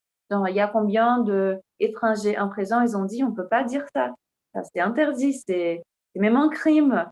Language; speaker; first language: French; non-native, fluent; Portuguese